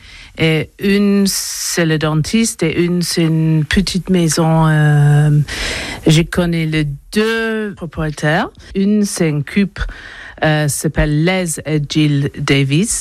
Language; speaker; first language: French; non-native, learner; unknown